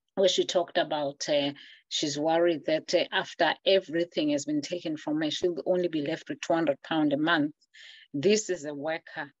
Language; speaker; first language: English; non-native, local second language; Zulu